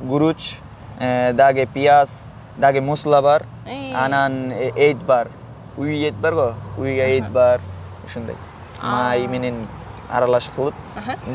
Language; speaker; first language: Kyrgyz; non-native, learner; Bangla